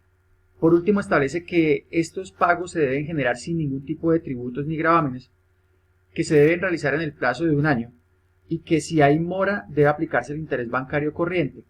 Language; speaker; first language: Spanish; native; Spanish